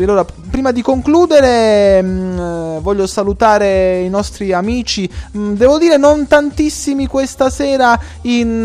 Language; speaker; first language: Italian; native; Italian